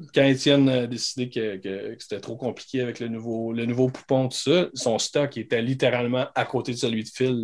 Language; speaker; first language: French; native; French